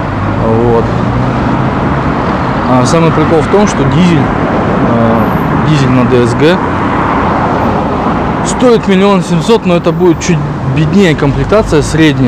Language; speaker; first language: Russian; native; Russian